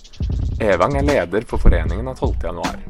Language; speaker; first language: Norwegian; native; Norwegian